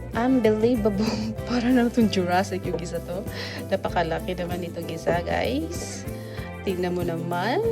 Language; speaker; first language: Filipino; native; Filipino